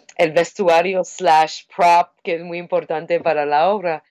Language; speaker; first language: Spanish; non-native, fluent; English